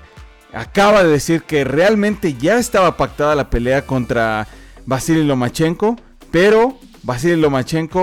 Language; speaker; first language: Spanish; native; Spanish